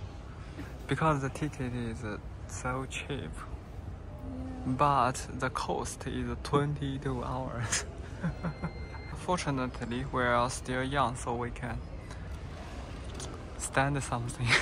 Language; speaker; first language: English; non-native, learner; Chinese